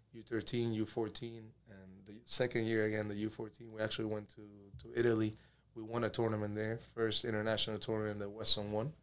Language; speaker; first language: English; early bilingual, other home language; Spanish